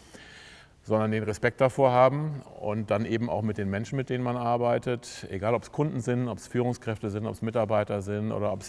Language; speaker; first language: German; native; German